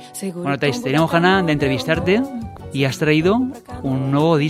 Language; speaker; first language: Spanish; native; Spanish